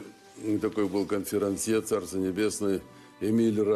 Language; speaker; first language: Russian; native; Russian